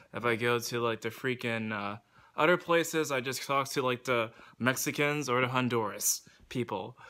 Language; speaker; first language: English; native; English